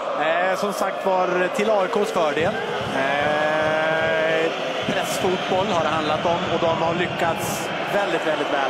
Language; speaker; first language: Swedish; native; Swedish